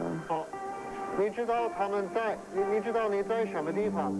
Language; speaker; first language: Chinese; non-native, fluent; English